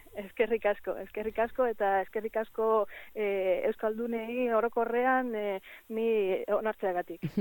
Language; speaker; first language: Basque; non-native, learner; Spanish